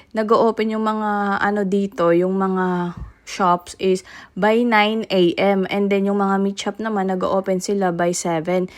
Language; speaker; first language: Filipino; native; Filipino